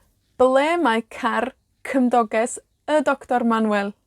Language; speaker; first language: Welsh; non-native, fluent; Spanish